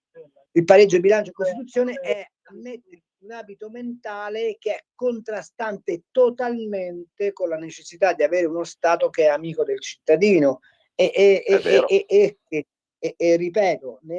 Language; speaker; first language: Italian; native; Italian